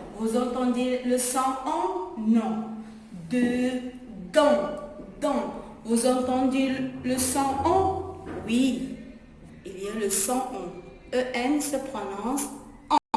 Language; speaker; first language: French; non-native, local second language; Arabic